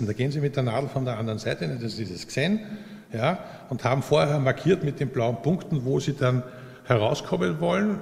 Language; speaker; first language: German; native; German